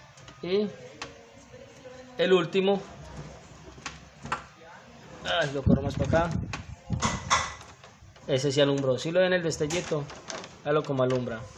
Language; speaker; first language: Spanish; native; Spanish